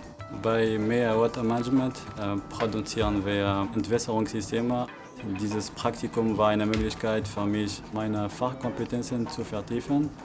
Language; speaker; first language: German; non-native, learner; Arabic